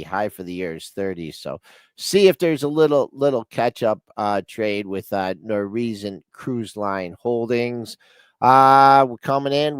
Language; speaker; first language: English; native; English